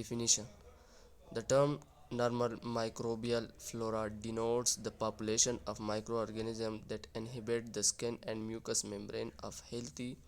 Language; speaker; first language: English; non-native, local second language; Urdu